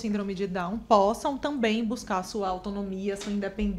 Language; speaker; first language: Portuguese; native; Portuguese